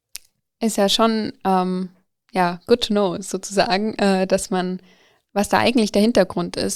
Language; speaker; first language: German; native; German